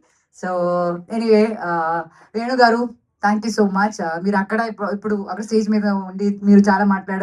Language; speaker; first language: Telugu; non-native, fluent; Malayalam